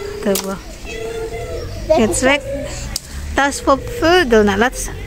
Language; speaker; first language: German; non-native, learner; Indonesian